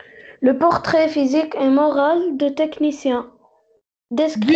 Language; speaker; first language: French; non-native, learner; Arabic